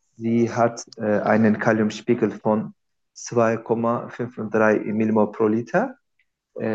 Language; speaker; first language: German; non-native, learner; Turkish